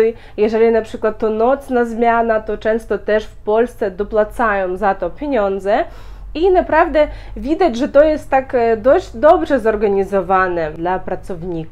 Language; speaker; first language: Polish; non-native, fluent; Ukrainian